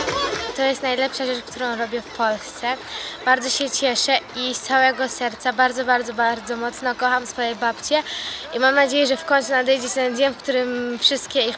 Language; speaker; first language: Polish; early bilingual, other home language; Chechen